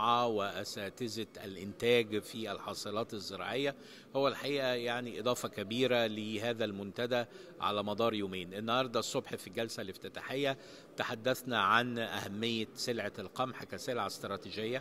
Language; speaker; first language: Arabic; native; Arabic